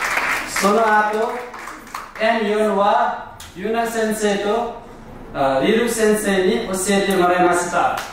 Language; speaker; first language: Japanese; non-native, learner; Nepali